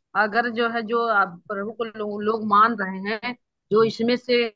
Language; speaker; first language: Hindi; non-native, local second language; Gujarati